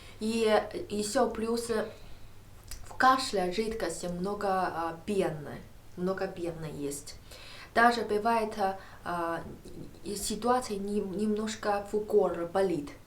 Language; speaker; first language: Russian; non-native, learner; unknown